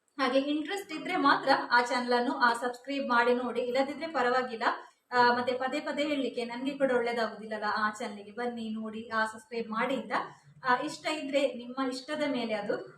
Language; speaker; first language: Kannada; non-native, local second language; Tulu